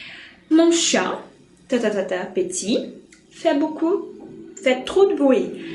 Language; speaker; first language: French; non-native, fluent; Portuguese